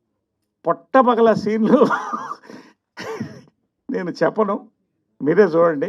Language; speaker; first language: Telugu; native; Telugu